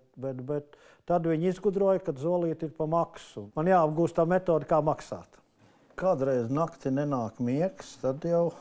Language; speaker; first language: Latvian; native; Latvian